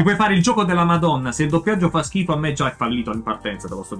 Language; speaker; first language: Italian; native; Italian